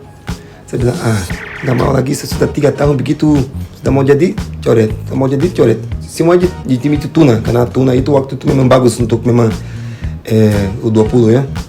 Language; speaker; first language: Indonesian; non-native, fluent; Portuguese